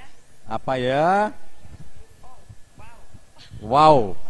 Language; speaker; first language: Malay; non-native, local second language; Javanese